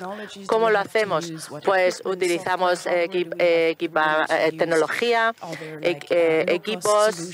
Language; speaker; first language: Spanish; non-native, fluent; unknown